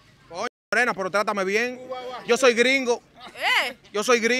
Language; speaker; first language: Spanish; native; Spanish